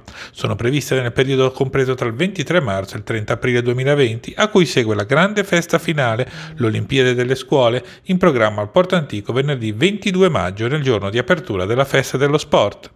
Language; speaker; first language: Italian; native; Italian